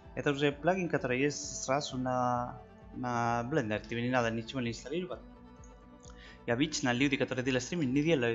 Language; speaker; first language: Russian; non-native, learner; Spanish